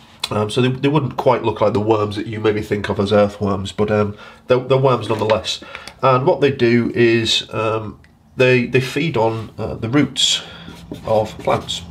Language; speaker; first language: English; native; English